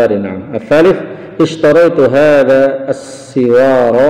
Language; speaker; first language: Arabic; non-native, fluent; Indonesian